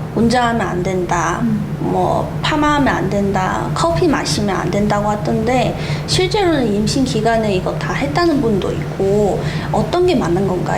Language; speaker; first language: Korean; non-native, fluent; Chinese